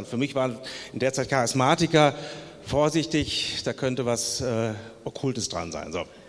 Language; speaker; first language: German; native; German